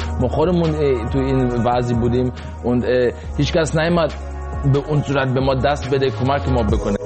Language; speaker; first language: Persian; early bilingual, heritage; Persian